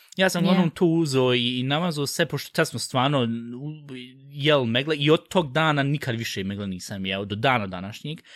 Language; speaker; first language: Bosnian; early bilingual, heritage; Bosnian